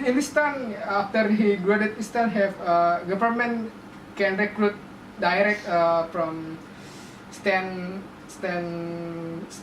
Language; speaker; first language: English; non-native, learner; Indonesian